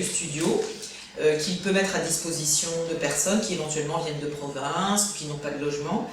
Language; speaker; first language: French; native; French